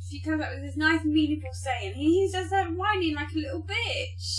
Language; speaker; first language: English; native; English